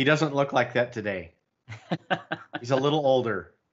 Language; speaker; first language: English; native; English